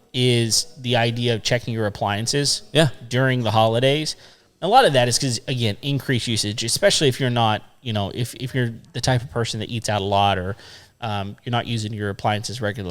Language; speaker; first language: English; native; English